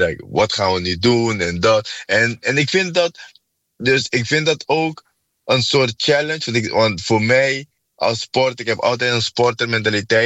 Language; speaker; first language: Dutch; non-native, fluent; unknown